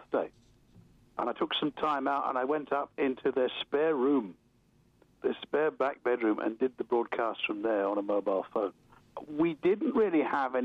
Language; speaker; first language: English; native; English